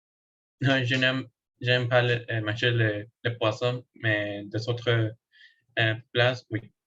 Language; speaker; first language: French; non-native, learner; Spanish